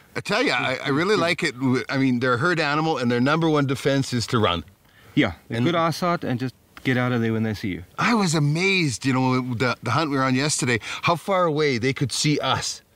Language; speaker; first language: English; native; English